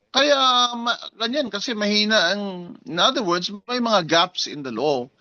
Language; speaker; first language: Filipino; non-native, local second language; Hiligaynon